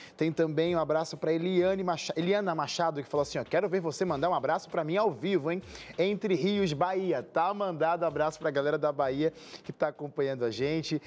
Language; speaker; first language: Portuguese; native; Portuguese